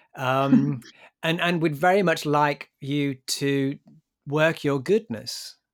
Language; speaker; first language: English; native; English